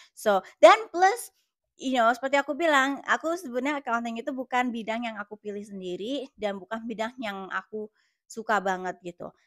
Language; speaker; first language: Indonesian; native; Indonesian